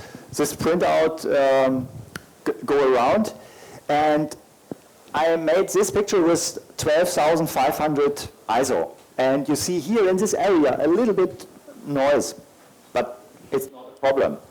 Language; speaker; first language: English; non-native, learner; German